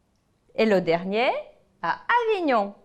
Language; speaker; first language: French; non-native, fluent; Ukrainian